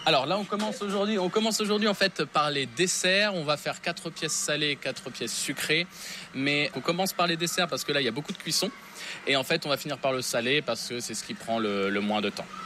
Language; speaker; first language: French; native; French